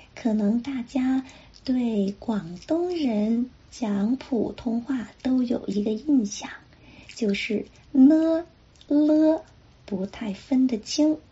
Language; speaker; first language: Chinese; non-native, local second language; Cantonese